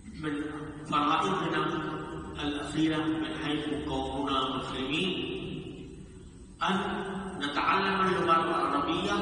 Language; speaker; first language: Arabic; non-native, fluent; Urdu